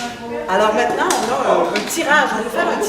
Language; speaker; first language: French; native; French